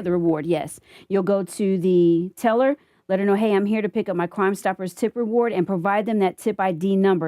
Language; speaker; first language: English; native; English